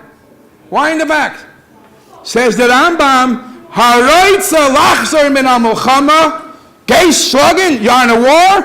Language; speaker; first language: English; native; English